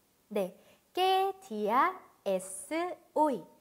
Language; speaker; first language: Spanish; non-native, fluent; Korean